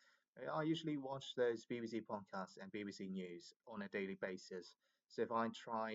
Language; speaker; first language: English; non-native, fluent; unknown